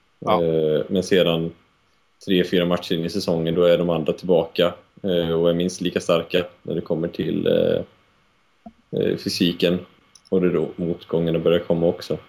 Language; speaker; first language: Swedish; native; Swedish